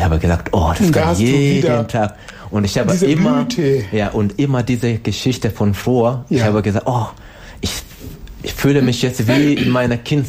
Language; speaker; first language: German; non-native, learner; Swahili